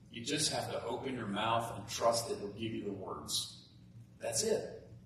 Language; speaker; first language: English; native; English